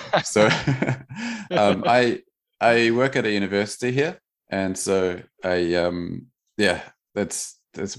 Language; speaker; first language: English; native; English